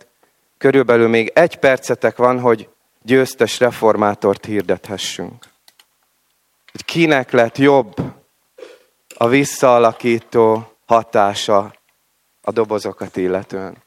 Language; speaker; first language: Hungarian; native; Hungarian